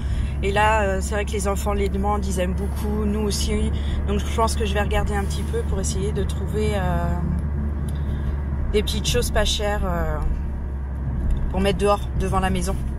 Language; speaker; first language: French; native; French